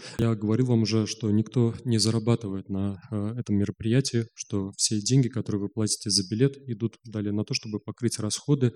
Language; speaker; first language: Russian; native; Russian